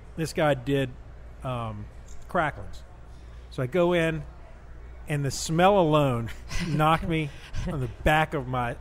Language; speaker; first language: English; native; English